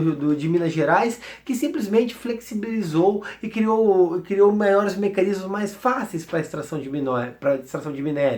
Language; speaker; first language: Portuguese; native; Portuguese